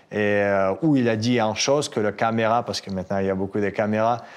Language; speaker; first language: French; non-native, fluent; Russian